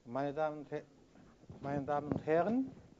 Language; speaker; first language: German; non-native, fluent; Kyrgyz